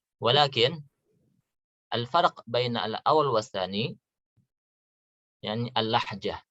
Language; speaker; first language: Arabic; non-native, fluent; Indonesian